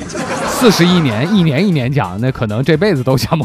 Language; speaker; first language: Chinese; native; Chinese